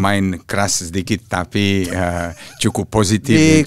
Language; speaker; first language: Indonesian; non-native, fluent; Serbian